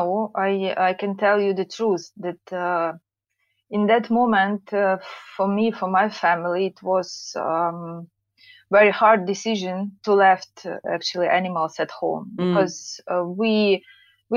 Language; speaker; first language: English; non-native, learner; Ukrainian